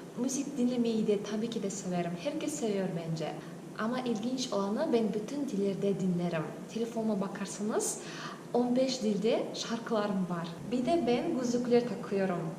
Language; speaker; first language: Turkish; non-native, fluent; Kazakh